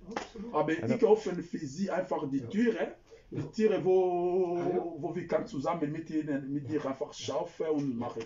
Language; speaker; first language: German; non-native, learner; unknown